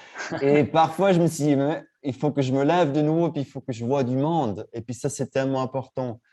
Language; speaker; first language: French; native; French